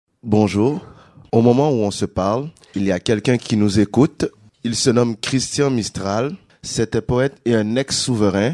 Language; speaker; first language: French; native; French